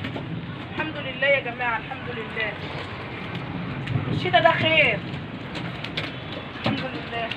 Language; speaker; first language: Arabic; native; Arabic